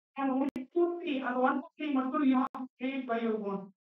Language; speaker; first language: English; non-native, local second language; Tamil